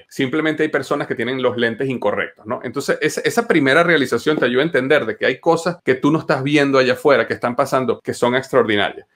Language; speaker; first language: Spanish; native; Spanish